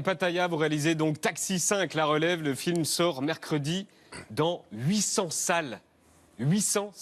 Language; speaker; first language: French; native; French